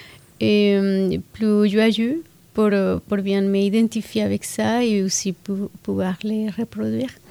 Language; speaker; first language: French; non-native, fluent; Spanish